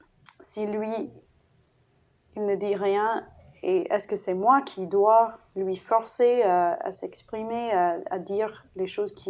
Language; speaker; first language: French; non-native, fluent; English